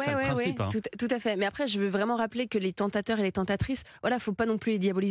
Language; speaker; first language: French; native; French